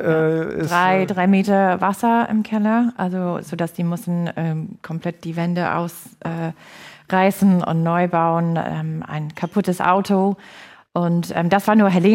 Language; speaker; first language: German; non-native, fluent; English